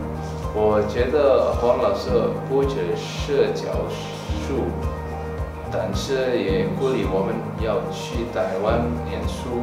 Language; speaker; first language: Chinese; non-native, learner; Indonesian